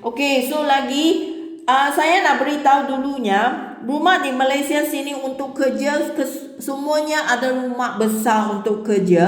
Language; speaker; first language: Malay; non-native, local second language; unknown